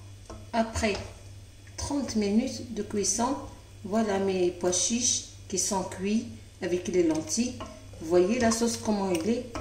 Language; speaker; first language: French; non-native, local second language; Arabic